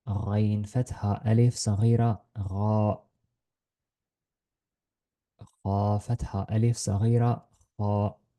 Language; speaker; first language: Arabic; non-native, fluent; Estonian